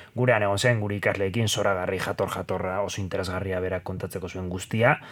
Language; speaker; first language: Basque; non-native, local second language; Spanish